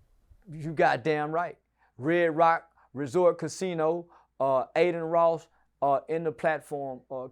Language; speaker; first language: English; native; English